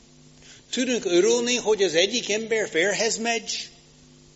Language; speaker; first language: Hungarian; non-native, fluent; English